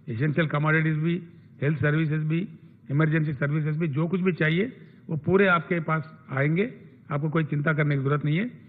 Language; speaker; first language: Hindi; non-native, local second language; Telugu